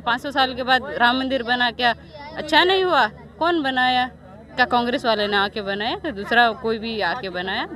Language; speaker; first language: Hindi; non-native, local second language; Kannada